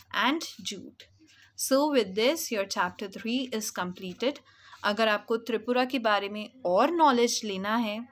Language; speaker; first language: Hindi; native; Hindi